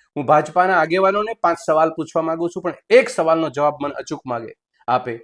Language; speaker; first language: Gujarati; native; Gujarati